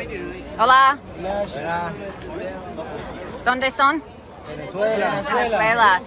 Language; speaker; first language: Spanish; non-native, learner; English